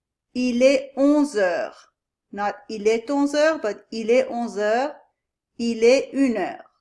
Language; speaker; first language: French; non-native, fluent; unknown